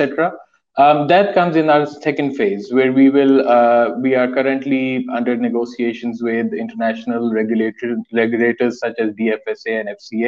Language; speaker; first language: English; non-native, local second language; Urdu